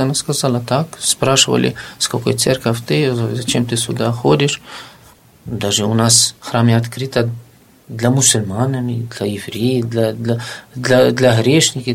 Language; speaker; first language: Russian; non-native, fluent; Arabic